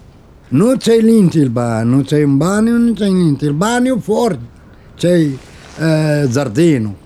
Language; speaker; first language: Italian; non-native, learner; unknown